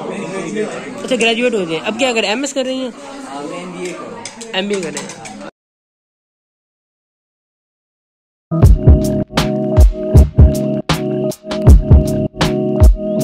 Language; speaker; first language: Urdu; non-native, local second language; Punjabi